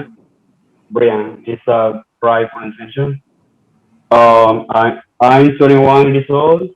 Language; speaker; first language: English; non-native, learner; Spanish